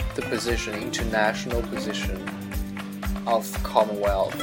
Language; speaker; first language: English; non-native, fluent; Chinese